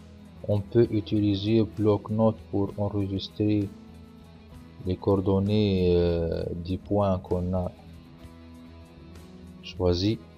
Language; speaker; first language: French; non-native, local second language; Arabic